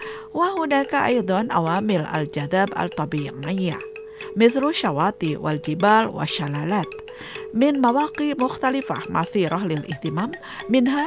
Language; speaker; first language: Arabic; non-native, fluent; Indonesian